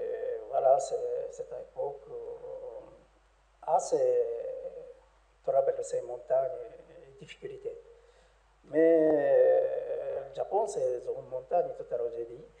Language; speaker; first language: French; non-native, learner; Japanese